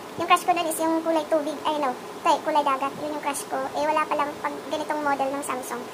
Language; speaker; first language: Filipino; non-native, local second language; Cebuano